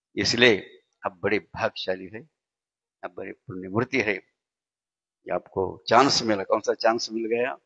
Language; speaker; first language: Hindi; non-native, local second language; Marathi